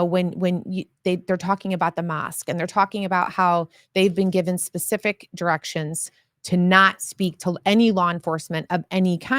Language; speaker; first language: English; native; English